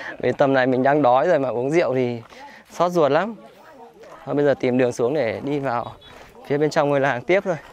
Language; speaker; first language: Vietnamese; native; Vietnamese